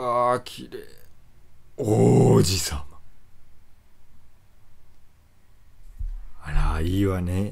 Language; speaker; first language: Japanese; native; Japanese